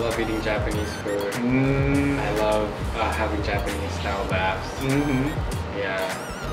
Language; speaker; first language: English; early bilingual, heritage; English